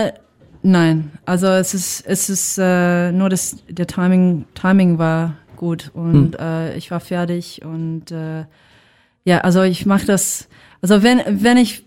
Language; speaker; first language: German; non-native, fluent; English